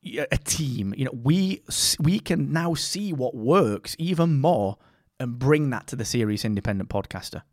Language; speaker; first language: English; native; English